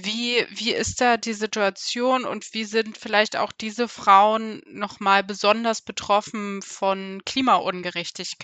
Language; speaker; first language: German; native; German